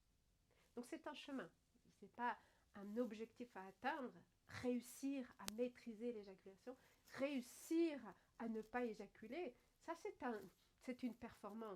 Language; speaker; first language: French; native; French